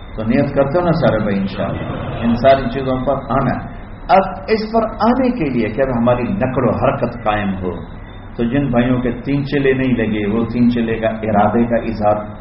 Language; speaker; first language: Urdu; native; Urdu